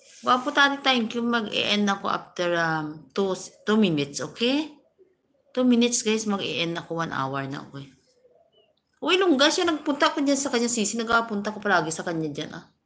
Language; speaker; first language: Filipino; non-native, local second language; Hiligaynon